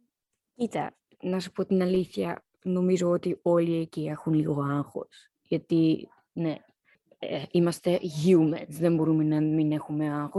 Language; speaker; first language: Greek; early bilingual, heritage; Dutch